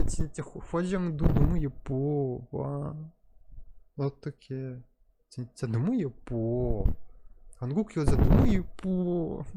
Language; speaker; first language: Korean; non-native, learner; Russian